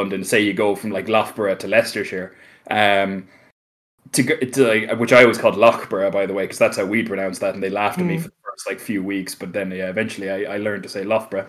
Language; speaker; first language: English; native; English